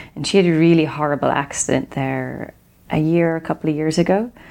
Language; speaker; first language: English; native; English